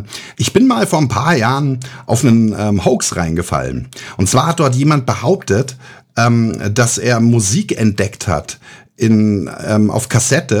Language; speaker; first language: German; native; German